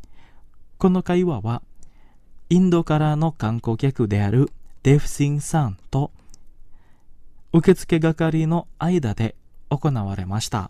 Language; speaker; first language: Japanese; non-native, fluent; Indonesian